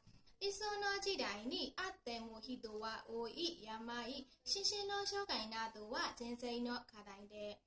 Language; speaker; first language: Japanese; non-native, learner; Burmese